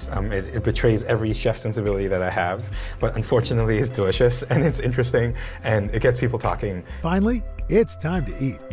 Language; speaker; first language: English; non-native, local second language; Cantonese